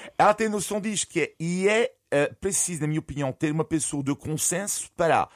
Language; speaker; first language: Portuguese; non-native, fluent; French